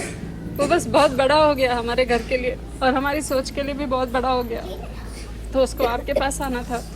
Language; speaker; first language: Hindi; non-native, local second language; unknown